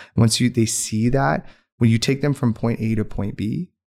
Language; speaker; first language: English; non-native, local second language; Urdu